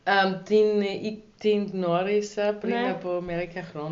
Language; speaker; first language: Greek; non-native, learner; German